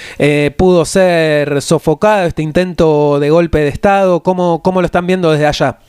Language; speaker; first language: Spanish; native; Spanish